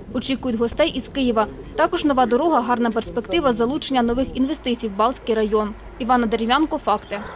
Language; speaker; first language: Ukrainian; native; Ukrainian